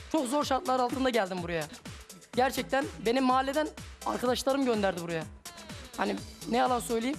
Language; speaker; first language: Turkish; native; Turkish